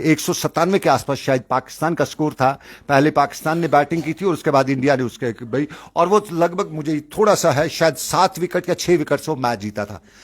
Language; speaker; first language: Urdu; non-native, local second language; Kashmiri